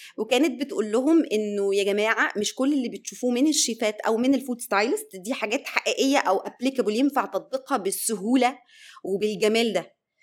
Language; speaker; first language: Arabic; native; Arabic